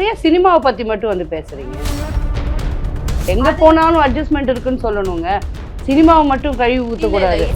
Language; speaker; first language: Tamil; native; Tamil